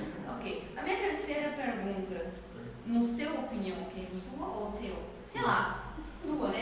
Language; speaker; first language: Portuguese; non-native, learner; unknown